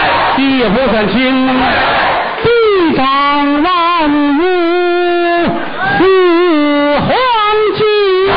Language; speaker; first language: Chinese; native; Chinese